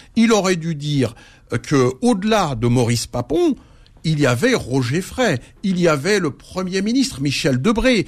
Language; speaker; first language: French; early bilingual, other home language; Arabic